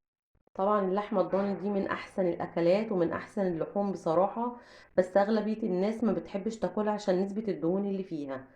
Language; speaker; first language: Arabic; native; Arabic